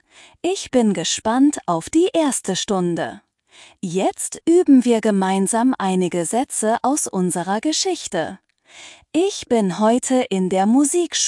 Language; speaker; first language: German; non-native, fluent; Turkish